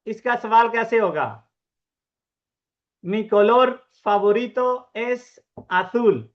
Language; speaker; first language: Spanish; non-native, fluent; Urdu